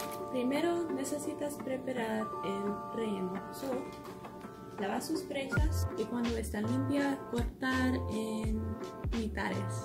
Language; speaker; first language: Spanish; non-native, learner; English